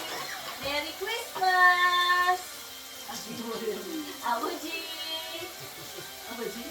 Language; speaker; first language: Korean; non-native, learner; Filipino